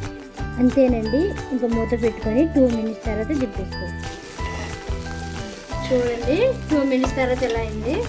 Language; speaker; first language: Telugu; native; Telugu